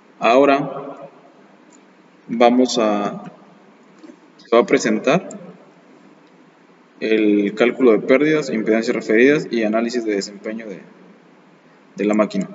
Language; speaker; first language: Spanish; native; Spanish